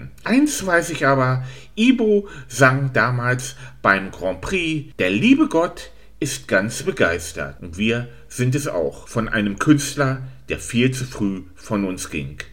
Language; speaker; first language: German; native; German